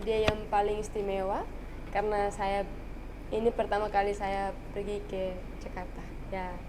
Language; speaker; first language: Indonesian; non-native, learner; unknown